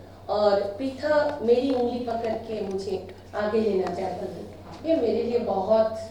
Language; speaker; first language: Hindi; non-native, local second language; Bangla